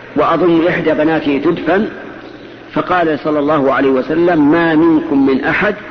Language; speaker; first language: Arabic; native; Arabic